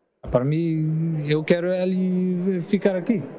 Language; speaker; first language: Portuguese; non-native, learner; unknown